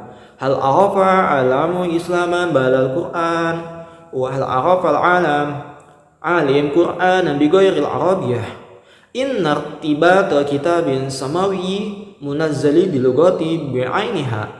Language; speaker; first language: Arabic; non-native, learner; Indonesian